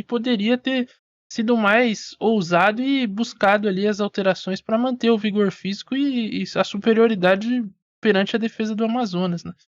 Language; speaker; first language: Portuguese; native; Portuguese